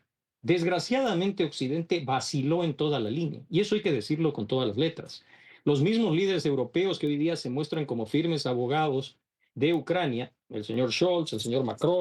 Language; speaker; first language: Spanish; native; Spanish